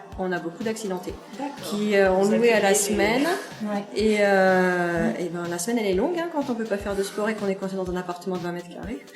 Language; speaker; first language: French; native; French